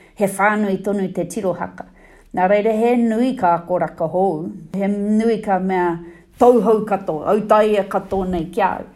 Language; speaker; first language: Māori; non-native, local second language; English